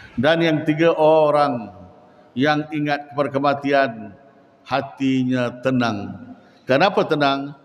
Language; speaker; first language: Malay; native; Malay